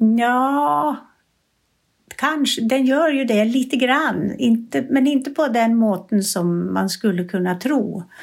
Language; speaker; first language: Swedish; native; Swedish